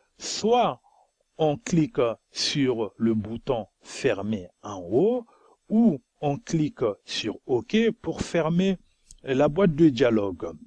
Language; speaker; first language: French; non-native, local second language; Bambara